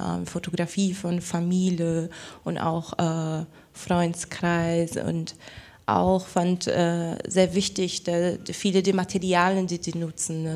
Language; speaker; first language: German; non-native, fluent; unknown